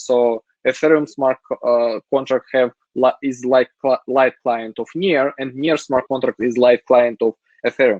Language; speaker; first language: English; non-native, fluent; Russian